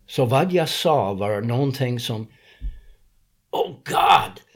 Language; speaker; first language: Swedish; non-native, fluent; English